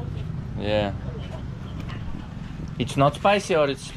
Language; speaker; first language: English; non-native, learner; Latvian